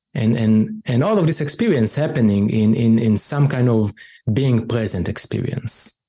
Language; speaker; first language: English; non-native, fluent; Hebrew